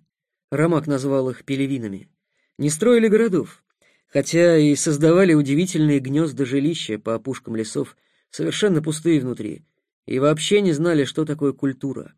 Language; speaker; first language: Russian; native; Russian